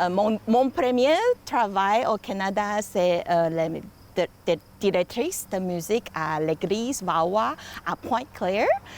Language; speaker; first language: French; non-native, learner; Chinese